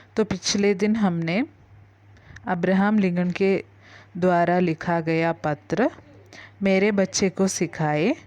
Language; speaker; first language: Hindi; non-native, local second language; Malayalam